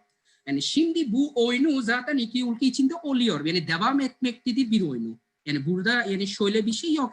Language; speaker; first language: Turkish; non-native, learner; Bangla